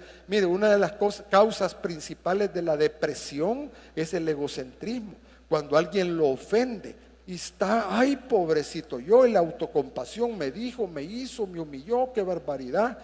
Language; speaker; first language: Spanish; native; Spanish